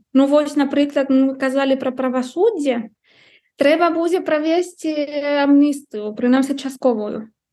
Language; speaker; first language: Belarusian; non-native, fluent; Spanish